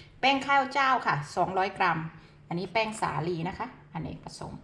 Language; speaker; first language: Thai; native; Thai